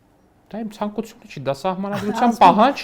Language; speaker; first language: Armenian; native; Armenian